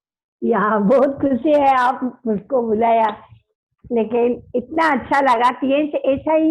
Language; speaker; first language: Hindi; non-native, local second language; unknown